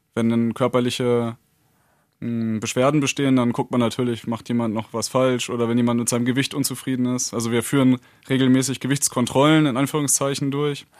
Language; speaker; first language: German; native; German